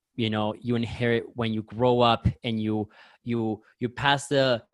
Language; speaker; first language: English; early bilingual, other home language; Spanish